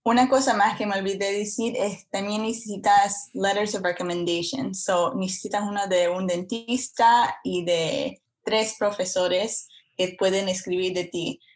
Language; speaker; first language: Spanish; early bilingual, heritage; Spanish